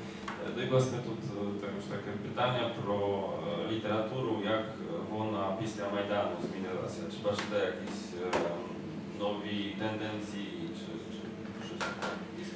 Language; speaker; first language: Ukrainian; non-native, fluent; Polish